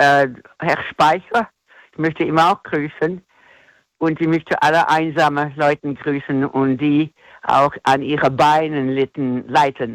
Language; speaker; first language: German; non-native, fluent; English